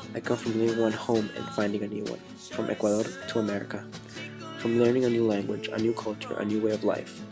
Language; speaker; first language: English; non-native, fluent; Spanish